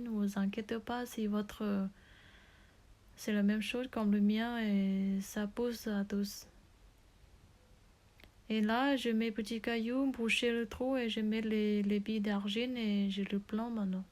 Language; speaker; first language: French; non-native, learner; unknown